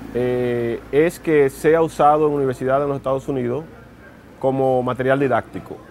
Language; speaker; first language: Spanish; native; Spanish